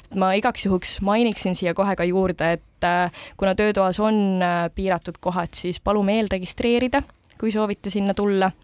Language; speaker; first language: Estonian; native; Estonian